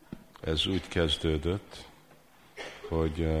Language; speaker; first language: Hungarian; early bilingual, heritage; Hungarian